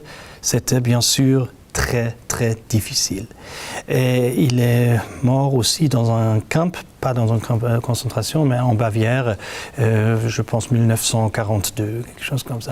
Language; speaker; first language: French; non-native, fluent; German